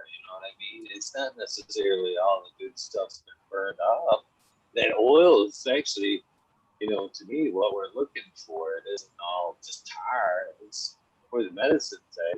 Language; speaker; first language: English; native; English